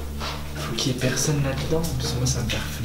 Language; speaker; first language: French; native; French